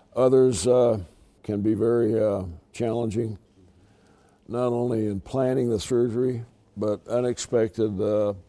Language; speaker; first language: English; native; English